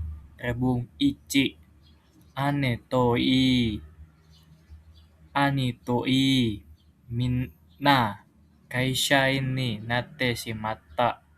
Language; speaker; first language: Japanese; non-native, fluent; Indonesian